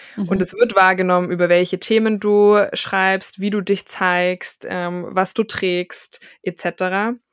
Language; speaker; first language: German; native; German